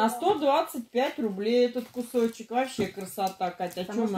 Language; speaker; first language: Russian; native; Russian